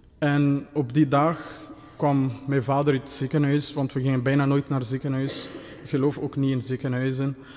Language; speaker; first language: Dutch; non-native, fluent; Kinyarwanda